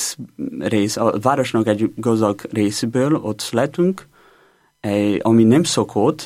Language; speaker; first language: Hungarian; non-native, learner; Portuguese